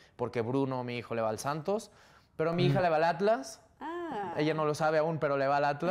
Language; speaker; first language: Spanish; native; Spanish